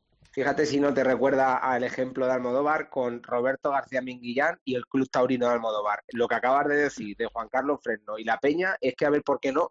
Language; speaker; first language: Spanish; native; Spanish